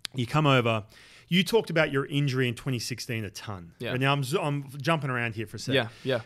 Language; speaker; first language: English; native; English